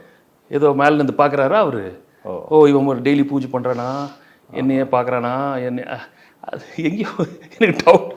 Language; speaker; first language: Tamil; non-native, local second language; Telugu